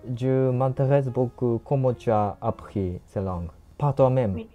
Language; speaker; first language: French; non-native, fluent; Japanese